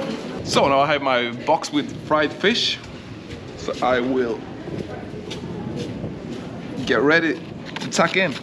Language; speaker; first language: English; non-native, fluent; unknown